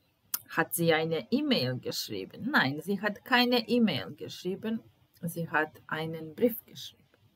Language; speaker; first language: German; non-native, fluent; Serbian